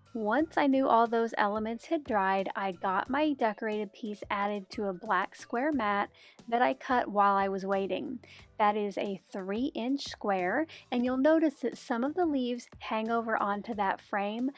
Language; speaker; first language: English; native; English